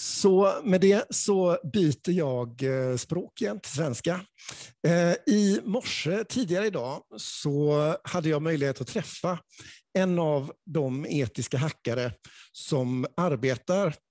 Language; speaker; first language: Swedish; native; Swedish